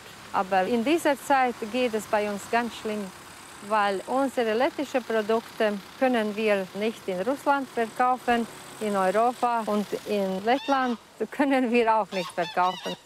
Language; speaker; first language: German; non-native, learner; Latvian